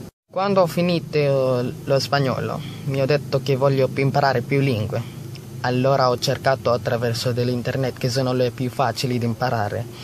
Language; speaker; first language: Italian; non-native, learner; Filipino